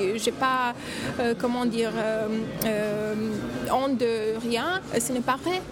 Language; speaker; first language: French; non-native, fluent; Romanian